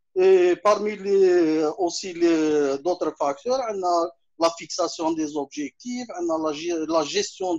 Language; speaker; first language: French; non-native, local second language; Arabic